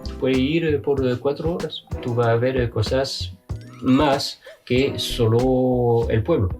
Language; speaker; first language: Spanish; non-native, fluent; French